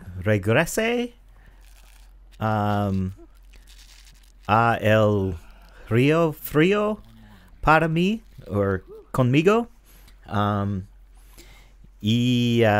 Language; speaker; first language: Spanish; non-native, learner; English